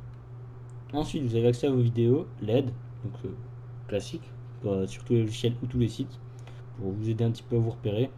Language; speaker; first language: French; native; French